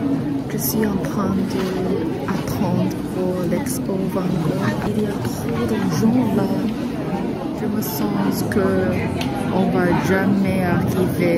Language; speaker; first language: French; non-native, learner; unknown